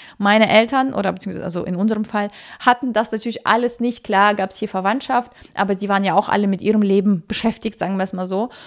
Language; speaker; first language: German; early bilingual, other home language; Russian